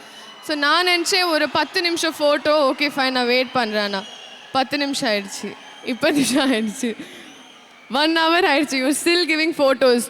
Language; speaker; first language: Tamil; non-native, fluent; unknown